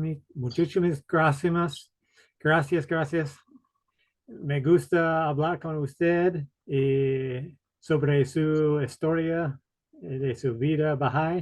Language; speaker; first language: Spanish; non-native, learner; English